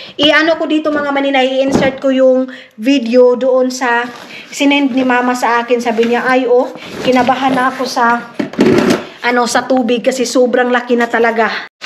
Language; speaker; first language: Filipino; non-native, local second language; Cebuano